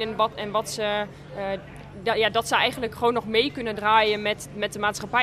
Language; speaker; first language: Dutch; native; Dutch